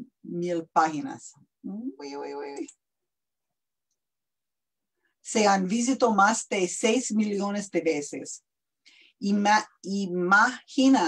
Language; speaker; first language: Spanish; non-native, learner; English